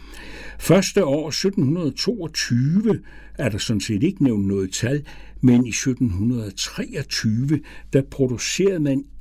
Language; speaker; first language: Danish; native; Danish